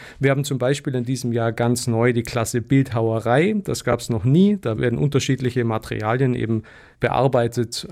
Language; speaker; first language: German; native; German